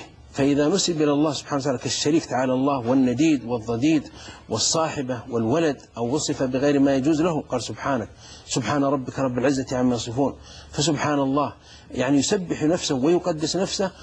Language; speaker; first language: Arabic; native; Arabic